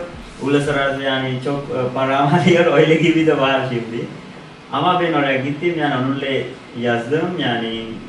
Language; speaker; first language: Turkish; non-native, learner; Sinhala